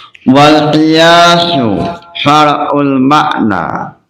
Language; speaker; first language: Arabic; non-native, fluent; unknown